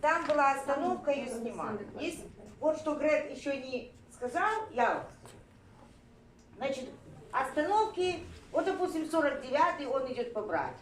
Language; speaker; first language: Russian; native; Russian